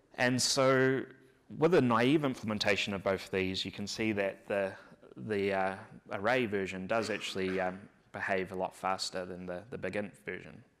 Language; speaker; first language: English; native; English